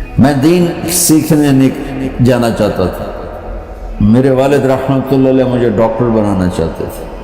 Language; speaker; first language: Urdu; non-native, local second language; Punjabi